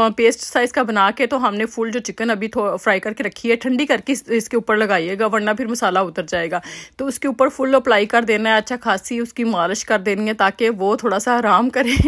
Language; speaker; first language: Urdu; native; Urdu